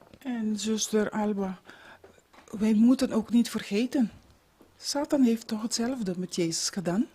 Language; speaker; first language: Dutch; non-native, local second language; Papiamento